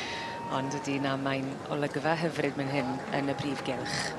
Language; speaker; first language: Welsh; native; Welsh